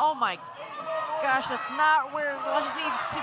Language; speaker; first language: English; native; English